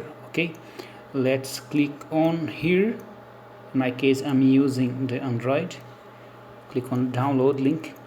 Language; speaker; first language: English; non-native, learner; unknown